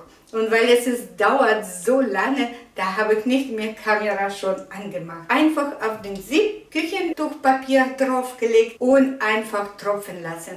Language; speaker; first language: German; non-native, learner; Russian